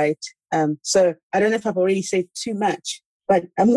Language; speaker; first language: English; non-native, local second language; Xhosa